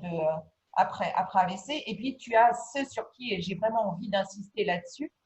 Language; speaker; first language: French; native; French